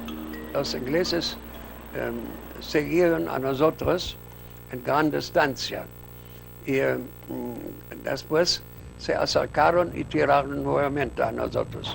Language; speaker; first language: Spanish; non-native, fluent; German